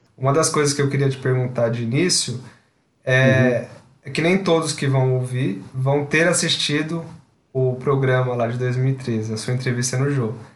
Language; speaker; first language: Portuguese; native; Portuguese